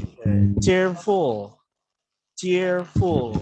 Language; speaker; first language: English; non-native, fluent; Indonesian